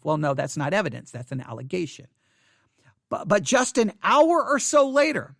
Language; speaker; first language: English; native; English